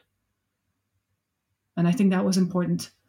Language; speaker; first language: English; non-native, fluent; Russian